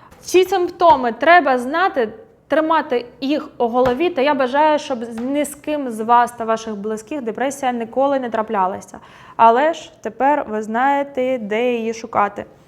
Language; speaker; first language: Ukrainian; non-native, local second language; Russian